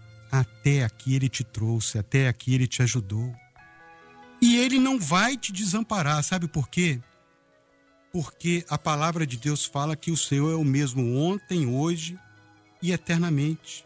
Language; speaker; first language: Portuguese; native; Portuguese